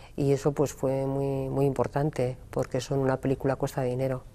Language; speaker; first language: Spanish; native; Spanish